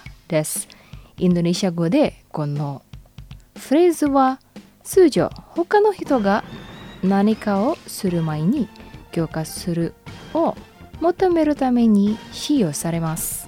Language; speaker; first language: Japanese; non-native, fluent; Indonesian